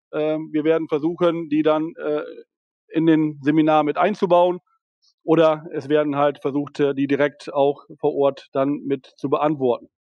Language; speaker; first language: German; native; German